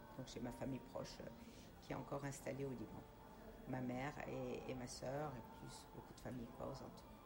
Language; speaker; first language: French; non-native, local second language; Armenian